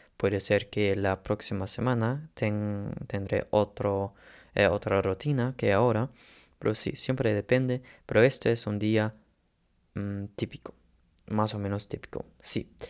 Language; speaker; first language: Spanish; non-native, learner; German